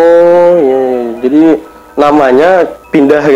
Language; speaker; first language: Indonesian; native; Indonesian